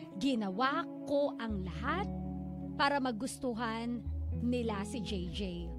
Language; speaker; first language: Filipino; native; Filipino